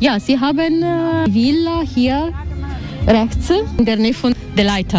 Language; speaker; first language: German; non-native, learner; Italian